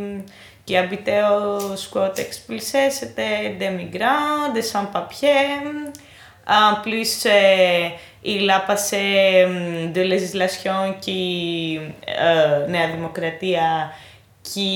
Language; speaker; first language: French; non-native, fluent; Greek